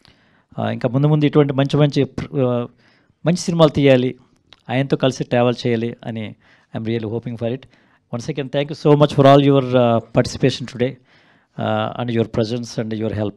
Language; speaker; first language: Telugu; native; Telugu